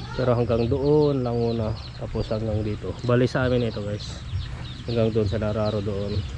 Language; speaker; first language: Filipino; native; Filipino